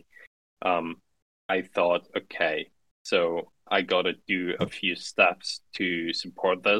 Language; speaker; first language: English; non-native, fluent; German